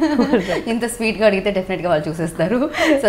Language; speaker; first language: Telugu; native; Telugu